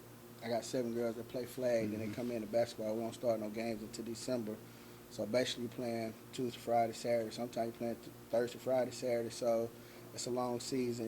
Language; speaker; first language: English; native; English